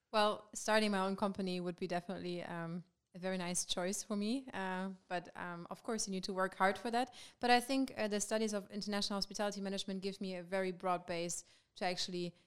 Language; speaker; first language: English; non-native, fluent; German